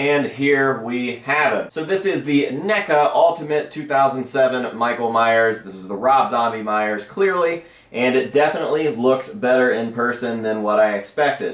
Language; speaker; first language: English; native; English